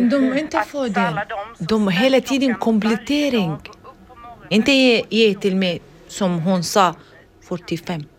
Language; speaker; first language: Swedish; non-native, learner; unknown